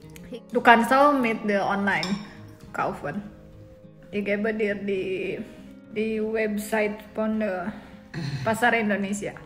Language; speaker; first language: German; non-native, learner; Indonesian